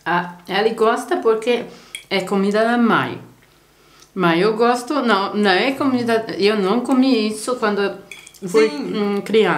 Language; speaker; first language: Portuguese; non-native, learner; Croatian